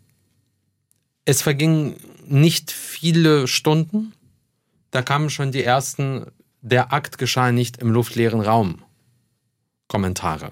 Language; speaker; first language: German; early bilingual, other home language; Russian